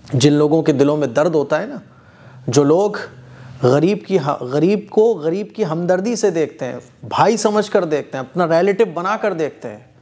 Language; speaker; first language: Hindi; native; Hindi